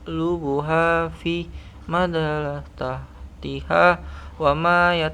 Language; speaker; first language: Arabic; non-native, learner; Indonesian